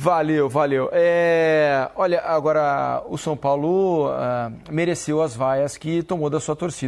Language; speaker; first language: Portuguese; native; Portuguese